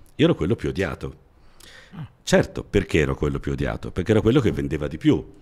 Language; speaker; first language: Italian; native; Italian